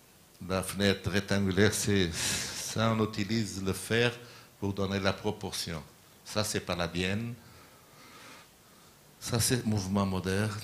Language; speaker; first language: French; non-native, learner; Portuguese